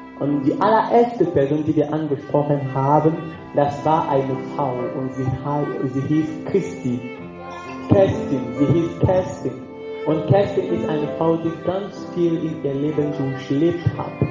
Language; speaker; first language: German; non-native, fluent; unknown